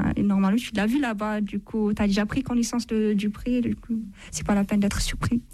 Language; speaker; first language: French; non-native, fluent; Amharic